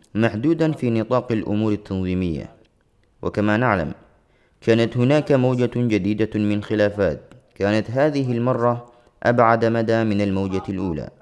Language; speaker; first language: Arabic; non-native, local second language; Somali